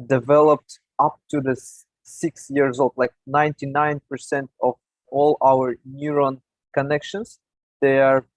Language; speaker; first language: English; non-native, fluent; Russian